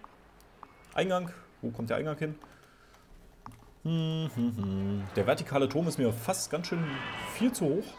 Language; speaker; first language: German; native; German